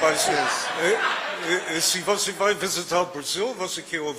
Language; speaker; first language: Portuguese; non-native, fluent; English